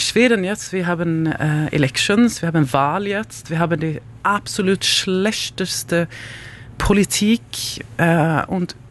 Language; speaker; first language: German; non-native, learner; Swedish